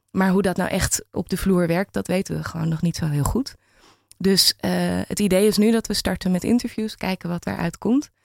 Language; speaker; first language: Dutch; native; Dutch